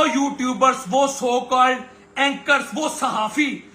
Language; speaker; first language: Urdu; non-native, local second language; Punjabi